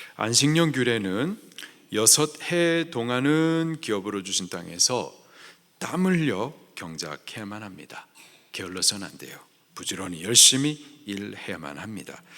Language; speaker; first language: Korean; native; Korean